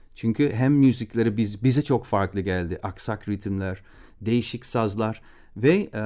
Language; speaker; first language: Turkish; non-native, fluent; English